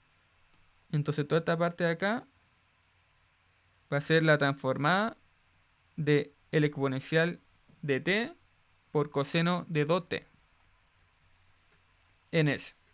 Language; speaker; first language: Spanish; native; Spanish